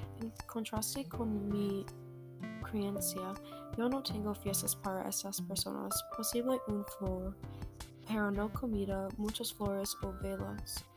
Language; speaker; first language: Spanish; non-native, learner; English